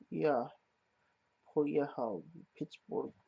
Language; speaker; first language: Russian; non-native, learner; English